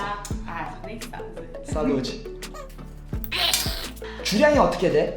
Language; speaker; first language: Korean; early bilingual, heritage; Korean